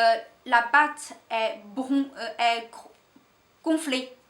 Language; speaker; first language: French; non-native, learner; Chinese